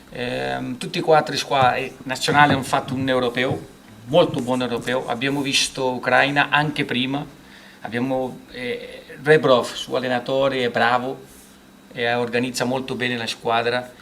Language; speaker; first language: Italian; non-native, fluent; Portuguese